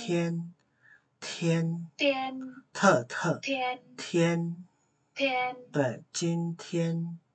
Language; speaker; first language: Chinese; non-native, fluent; Indonesian